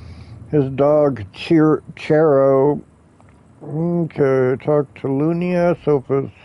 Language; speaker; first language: English; native; English